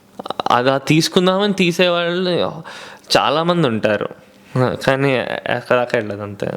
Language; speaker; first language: Telugu; early bilingual, heritage; Telugu